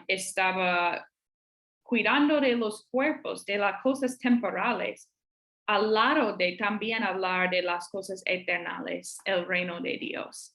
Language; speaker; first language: Spanish; non-native, fluent; English